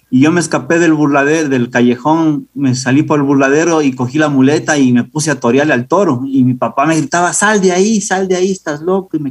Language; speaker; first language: Spanish; native; Spanish